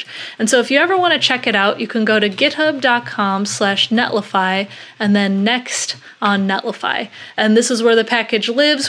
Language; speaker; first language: English; native; English